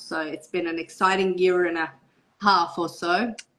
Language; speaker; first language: English; early bilingual, other home language; Persian